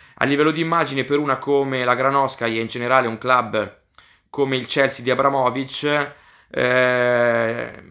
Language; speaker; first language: Italian; native; Italian